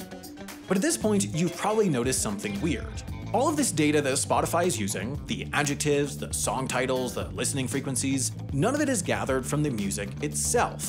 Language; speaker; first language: English; native; English